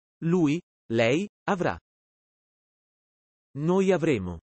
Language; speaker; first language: Italian; non-native, fluent; Russian